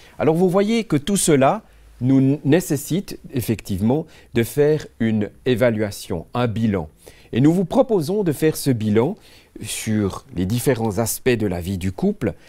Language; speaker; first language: French; native; French